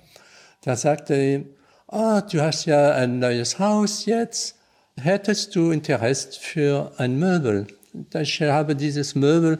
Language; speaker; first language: German; non-native, learner; French